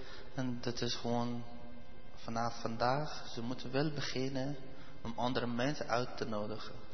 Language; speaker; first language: Dutch; non-native, learner; Persian